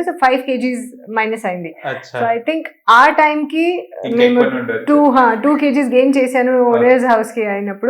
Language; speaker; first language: Telugu; non-native, learner; Hindi